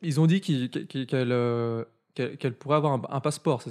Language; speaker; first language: French; native; French